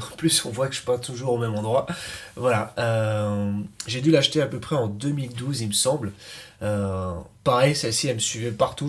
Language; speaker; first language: French; native; French